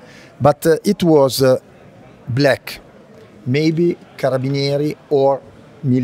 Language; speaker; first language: English; non-native, learner; Italian